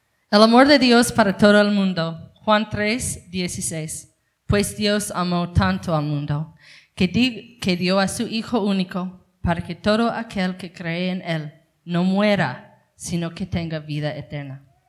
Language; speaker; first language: Spanish; non-native, fluent; English